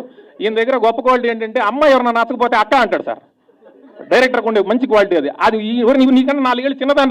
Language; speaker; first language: Telugu; native; Telugu